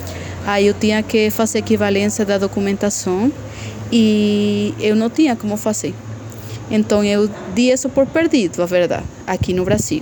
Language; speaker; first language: Portuguese; non-native, fluent; Spanish